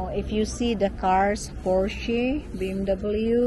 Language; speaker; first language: English; non-native, learner; Filipino